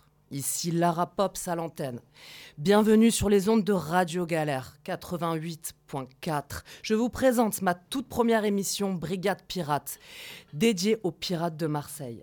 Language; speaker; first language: French; native; French